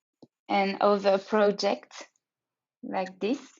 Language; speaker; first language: English; non-native, learner; French